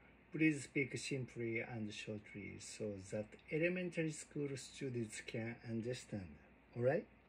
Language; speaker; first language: English; non-native, learner; Japanese